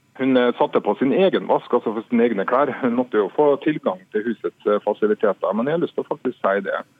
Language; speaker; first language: Norwegian; native; Norwegian